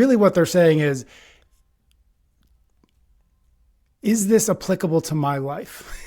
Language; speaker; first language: English; native; English